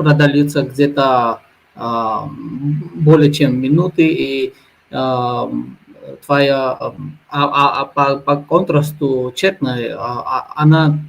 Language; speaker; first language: Russian; non-native, learner; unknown